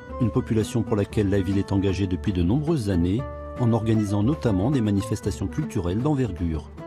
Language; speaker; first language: French; native; French